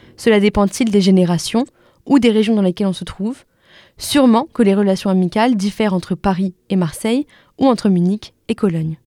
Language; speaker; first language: French; native; French